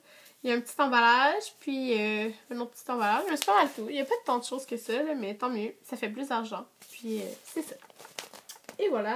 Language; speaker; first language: French; native; French